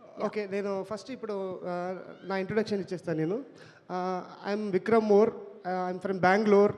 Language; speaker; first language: Telugu; non-native, learner; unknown